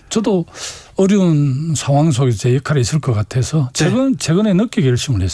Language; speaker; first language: Korean; native; Korean